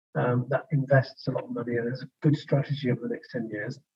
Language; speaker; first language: English; native; English